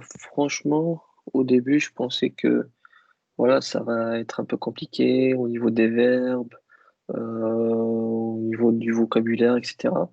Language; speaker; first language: French; non-native, local second language; Kabyle